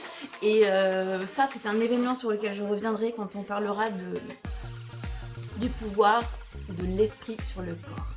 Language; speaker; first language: French; native; French